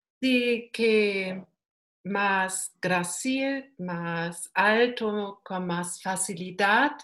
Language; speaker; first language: Spanish; non-native, learner; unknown